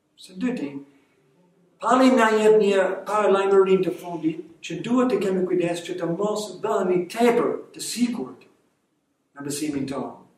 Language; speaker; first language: Albanian; non-native, fluent; English